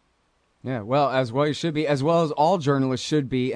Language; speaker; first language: English; native; English